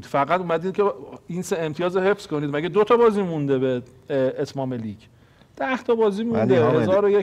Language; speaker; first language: Persian; native; Persian